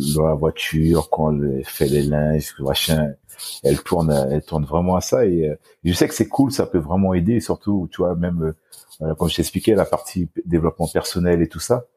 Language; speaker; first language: French; native; French